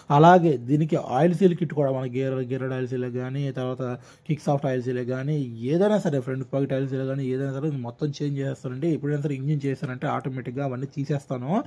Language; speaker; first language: Telugu; non-native, local second language; Urdu